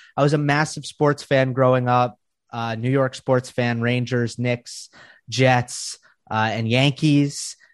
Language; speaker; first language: English; native; English